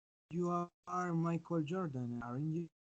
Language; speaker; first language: English; non-native, learner; Spanish